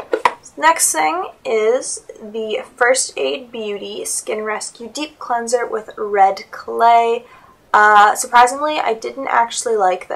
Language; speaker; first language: English; native; English